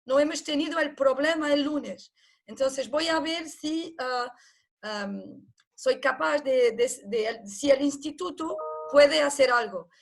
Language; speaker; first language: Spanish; non-native, fluent; Portuguese